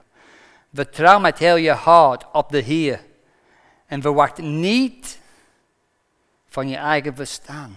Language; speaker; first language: Dutch; non-native, fluent; English